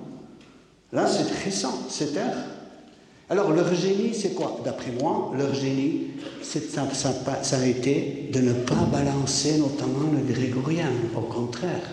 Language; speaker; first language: French; native; French